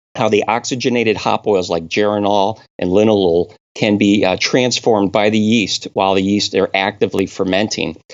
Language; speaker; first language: English; native; English